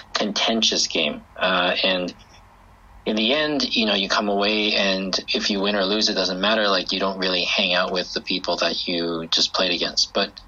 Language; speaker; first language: English; native; English